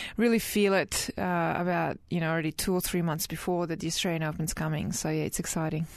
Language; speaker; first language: English; early bilingual, other home language; Croatian